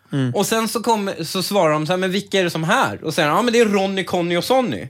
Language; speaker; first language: Swedish; early bilingual, other home language; Persian